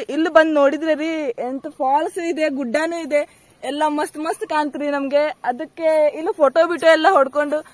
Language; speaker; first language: Kannada; native; Kannada